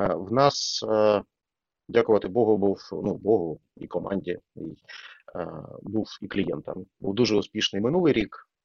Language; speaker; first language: Ukrainian; non-native, local second language; Russian